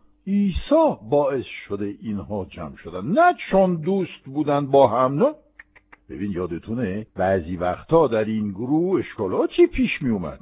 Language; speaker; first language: Persian; non-native, fluent; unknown